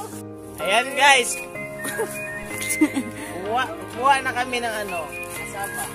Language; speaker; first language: Filipino; non-native, local second language; Cebuano